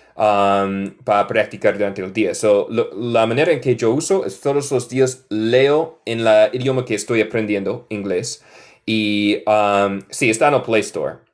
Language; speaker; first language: Spanish; non-native, learner; English